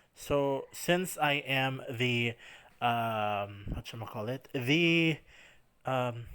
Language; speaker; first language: English; non-native, local second language; Filipino